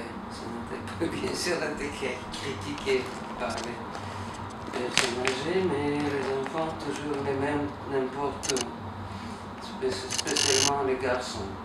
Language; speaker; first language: French; non-native, fluent; Russian